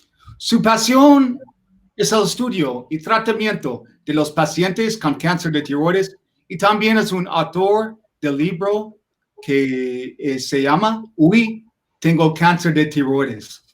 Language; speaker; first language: Spanish; non-native, learner; English